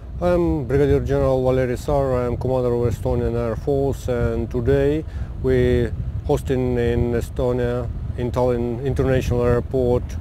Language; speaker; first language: English; non-native, learner; Estonian